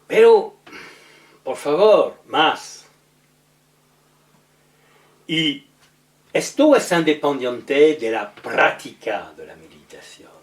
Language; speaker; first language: Spanish; non-native, learner; French